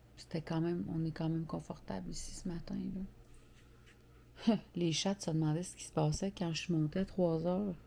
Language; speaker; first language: French; native; French